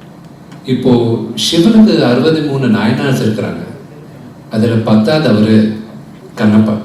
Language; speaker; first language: Tamil; non-native, local second language; Telugu